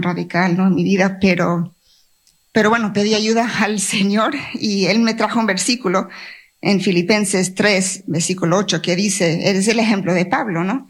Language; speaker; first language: Spanish; native; Spanish